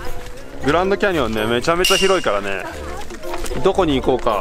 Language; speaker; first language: Japanese; native; Japanese